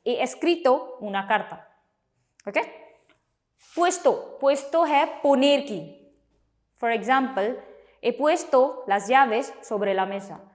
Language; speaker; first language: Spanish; non-native, fluent; Hindi